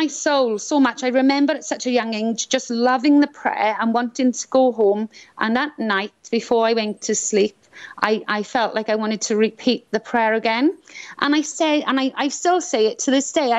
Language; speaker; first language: English; native; English